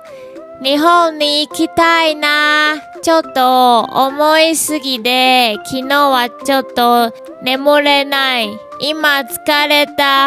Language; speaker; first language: Japanese; non-native, learner; Chinese